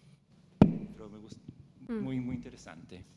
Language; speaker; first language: Spanish; non-native, fluent; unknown